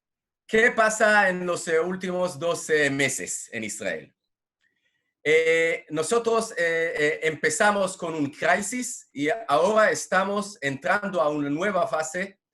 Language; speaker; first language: Spanish; non-native, fluent; Hebrew